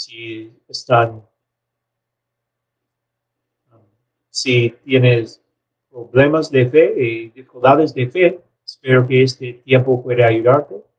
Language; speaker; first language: Spanish; non-native, learner; English